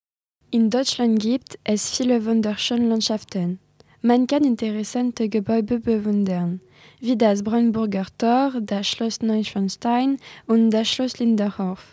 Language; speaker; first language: German; non-native, learner; French